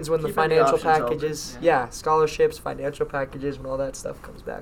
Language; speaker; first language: English; native; English